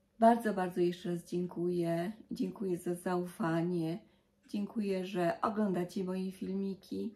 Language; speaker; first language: Polish; native; Polish